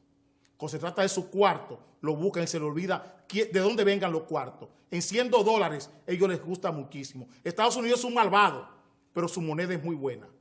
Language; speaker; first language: Spanish; native; Spanish